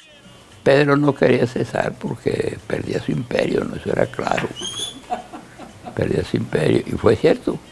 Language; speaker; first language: Spanish; native; Spanish